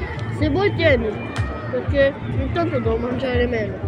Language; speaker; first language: Italian; early bilingual, other home language; Filipino